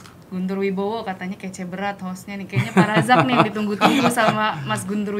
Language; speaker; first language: Indonesian; native; Indonesian